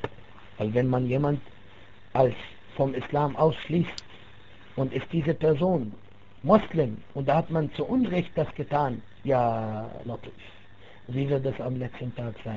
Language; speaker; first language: German; non-native, fluent; Arabic